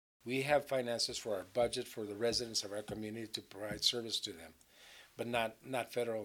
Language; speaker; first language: English; native; English